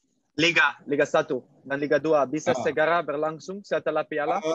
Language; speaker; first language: Indonesian; non-native, learner; Dutch